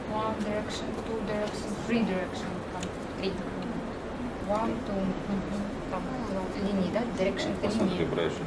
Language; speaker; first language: English; non-native, learner; Russian